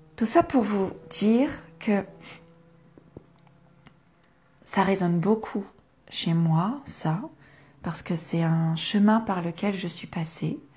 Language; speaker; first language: French; native; French